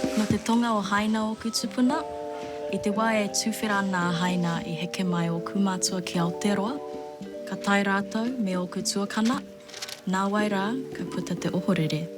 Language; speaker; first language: Māori; non-native, local second language; Chinese